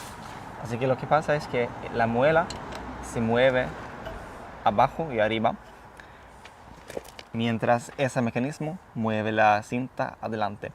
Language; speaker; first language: Spanish; non-native, fluent; Swedish